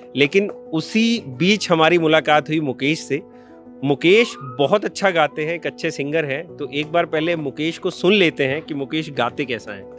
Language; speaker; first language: Hindi; native; Hindi